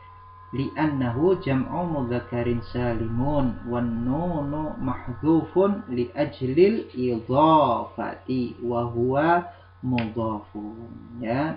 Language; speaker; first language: Arabic; non-native, fluent; Indonesian